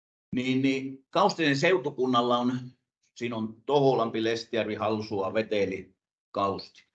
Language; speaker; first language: Finnish; native; Finnish